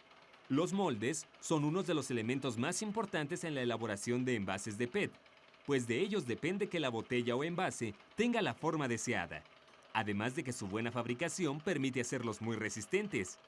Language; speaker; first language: Spanish; native; Spanish